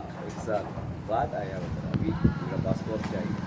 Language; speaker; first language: Hindi; non-native, learner; Arabic